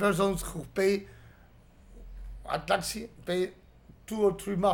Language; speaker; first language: English; non-native, learner; Spanish